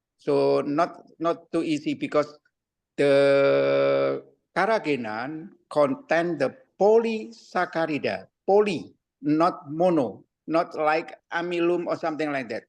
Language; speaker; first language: English; non-native, learner; Indonesian